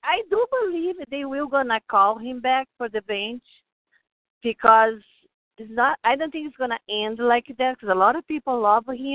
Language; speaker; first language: English; non-native, learner; Portuguese